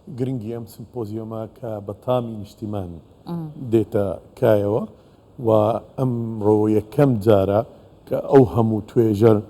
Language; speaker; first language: Central Kurdish; non-native, local second language; Assyrian Neo-Aramaic